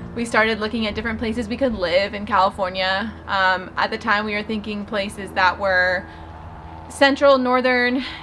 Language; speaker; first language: English; native; English